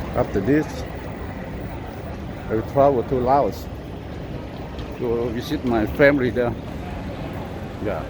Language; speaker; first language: English; non-native, learner; Lao